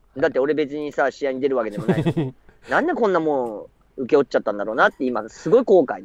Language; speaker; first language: Japanese; native; Japanese